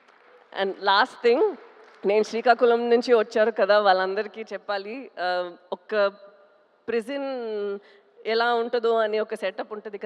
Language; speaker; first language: Telugu; non-native, local second language; Tamil